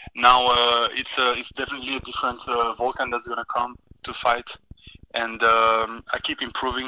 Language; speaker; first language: English; non-native, fluent; French